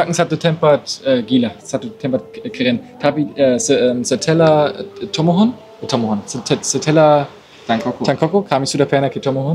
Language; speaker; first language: Indonesian; non-native, learner; German